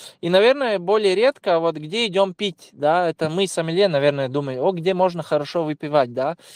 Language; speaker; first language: Russian; non-native, local second language; Latvian